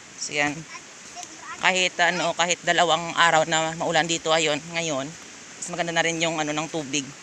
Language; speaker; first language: Filipino; non-native, local second language; Hiligaynon